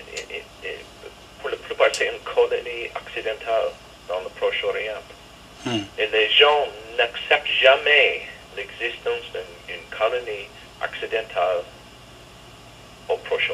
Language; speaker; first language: French; non-native, learner; English